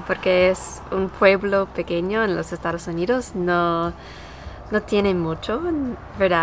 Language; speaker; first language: Spanish; non-native, learner; English